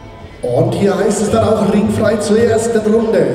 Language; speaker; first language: German; native; German